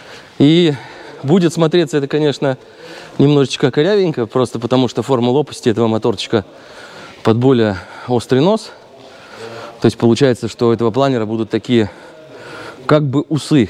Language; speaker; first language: Russian; native; Russian